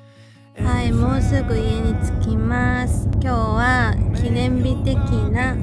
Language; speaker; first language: Japanese; non-native, fluent; Korean